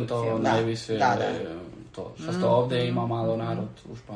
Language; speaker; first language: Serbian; early bilingual, heritage; Spanish